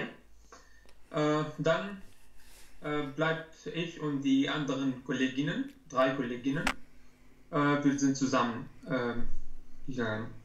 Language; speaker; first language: German; non-native, learner; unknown